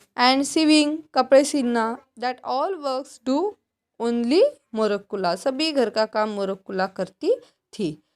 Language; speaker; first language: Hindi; non-native, local second language; Marathi